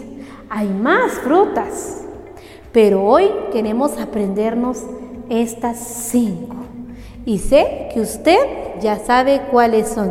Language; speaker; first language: Spanish; non-native, local second language; Kaqchikel